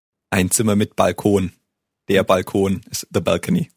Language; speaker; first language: German; native; German